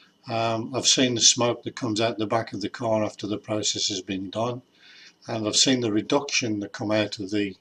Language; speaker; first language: English; native; English